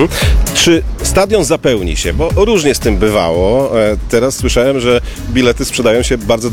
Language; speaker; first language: Polish; native; Polish